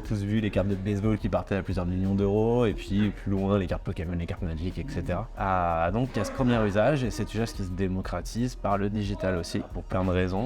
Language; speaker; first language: French; native; French